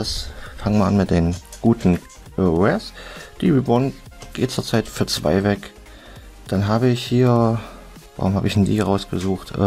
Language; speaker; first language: German; native; German